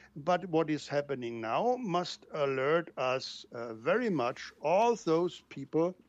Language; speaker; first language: English; non-native, fluent; German